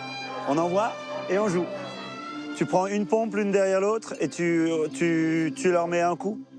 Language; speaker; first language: French; native; French